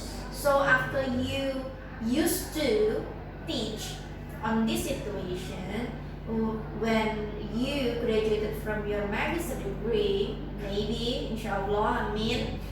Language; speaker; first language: English; non-native, fluent; Indonesian